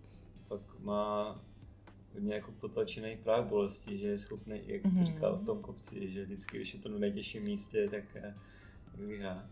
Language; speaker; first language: Czech; native; Czech